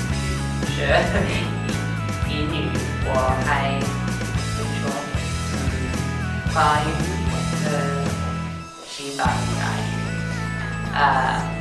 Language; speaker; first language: Chinese; non-native, learner; English